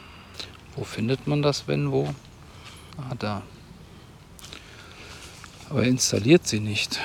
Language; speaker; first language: German; native; German